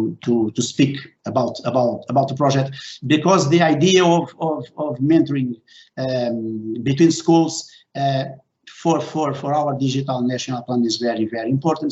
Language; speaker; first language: English; non-native, fluent; Portuguese